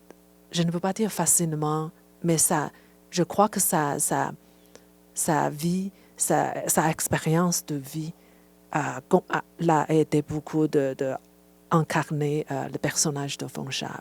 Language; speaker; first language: French; non-native, fluent; Chinese